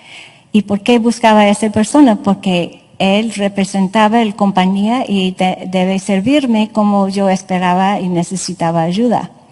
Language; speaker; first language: Spanish; non-native, fluent; English